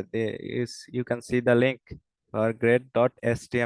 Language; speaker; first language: English; non-native, learner; Bangla